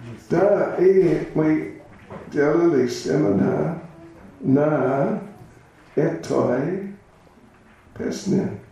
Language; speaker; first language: Russian; non-native, learner; English